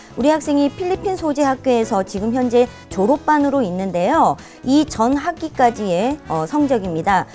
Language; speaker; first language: Korean; native; Korean